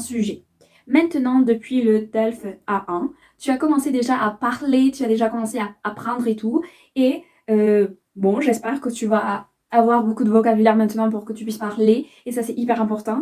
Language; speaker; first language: French; non-native, fluent; Spanish